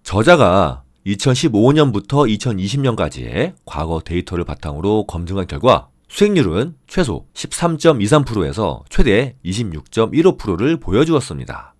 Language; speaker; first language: Korean; native; Korean